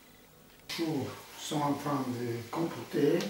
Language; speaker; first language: French; non-native, learner; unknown